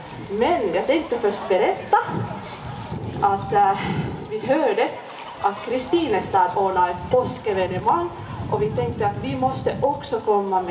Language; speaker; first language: Swedish; non-native, local second language; Finnish